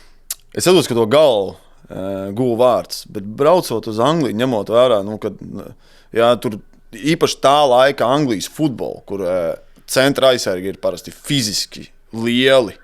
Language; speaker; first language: Latvian; native; Latvian